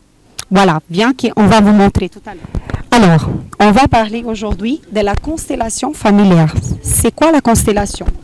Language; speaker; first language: French; non-native, fluent; Portuguese